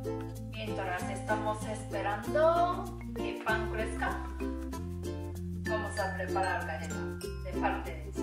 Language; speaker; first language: Spanish; non-native, learner; Japanese